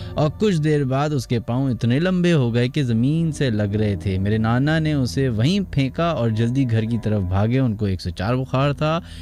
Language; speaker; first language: Urdu; native; Urdu